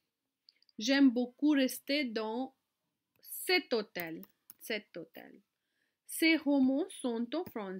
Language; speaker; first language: French; non-native, fluent; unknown